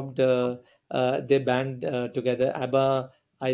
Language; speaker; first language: English; non-native, local second language; Hindi